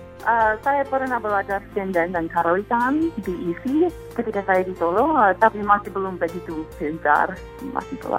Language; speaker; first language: Indonesian; non-native, fluent; English